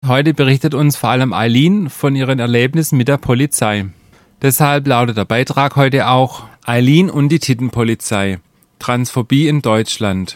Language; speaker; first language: German; native; German